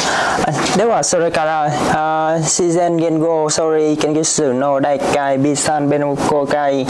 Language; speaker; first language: Japanese; non-native, learner; Vietnamese